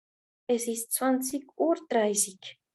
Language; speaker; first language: German; non-native, fluent; Spanish